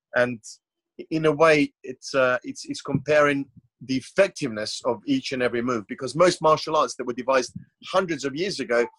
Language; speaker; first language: English; non-native, fluent; Croatian